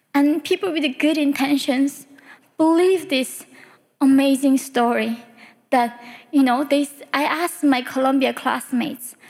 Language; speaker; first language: English; early bilingual, other home language; Korean